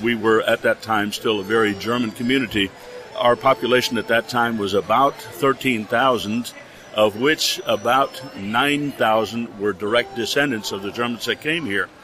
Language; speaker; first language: English; early bilingual, other home language; German